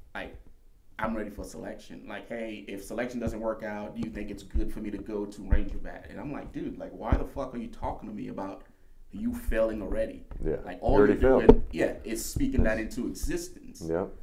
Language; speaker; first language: English; native; English